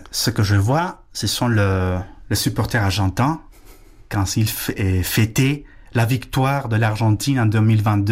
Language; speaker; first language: French; non-native, fluent; Spanish